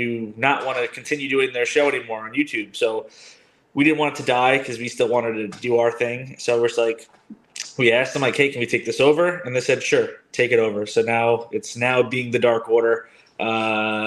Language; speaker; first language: English; native; English